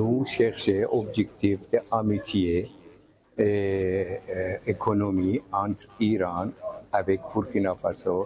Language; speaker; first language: French; non-native, learner; Persian